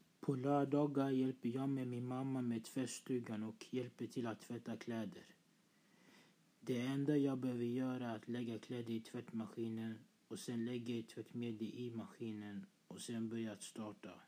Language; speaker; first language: Swedish; early bilingual, other home language; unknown